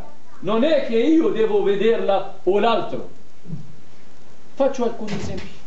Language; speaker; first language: Italian; non-native, fluent; Arabic